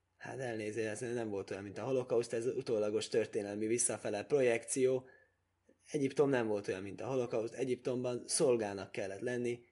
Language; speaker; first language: Hungarian; early bilingual, heritage; Hungarian